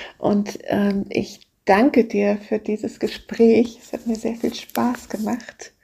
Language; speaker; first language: German; native; German